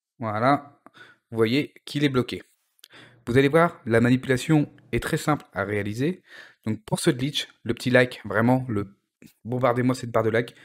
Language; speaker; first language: French; native; French